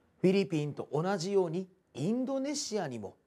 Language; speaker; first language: Japanese; native; Japanese